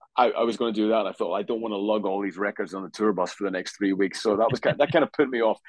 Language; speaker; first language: English; native; English